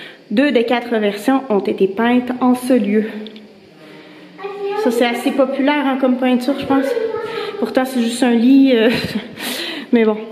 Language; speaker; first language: French; native; French